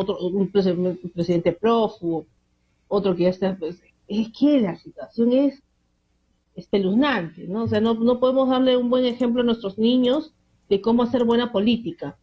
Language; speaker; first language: Spanish; native; Spanish